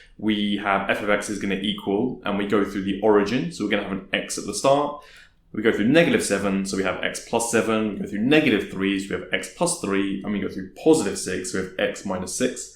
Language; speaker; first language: English; native; English